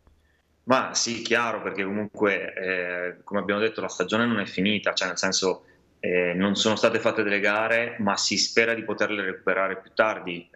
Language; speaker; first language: Italian; native; Italian